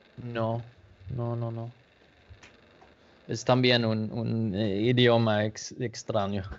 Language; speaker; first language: Spanish; non-native, learner; Danish